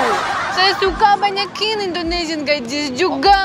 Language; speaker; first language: Indonesian; non-native, learner; Russian